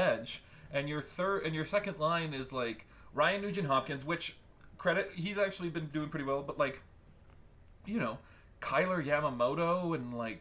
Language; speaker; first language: English; native; English